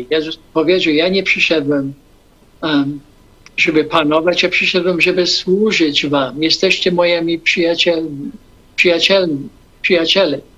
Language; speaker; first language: Polish; non-native, fluent; English